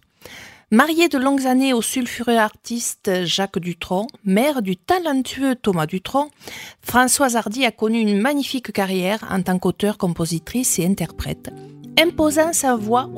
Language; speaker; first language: French; native; French